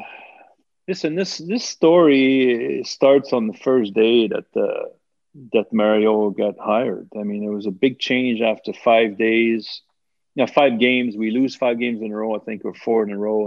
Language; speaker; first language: English; native; English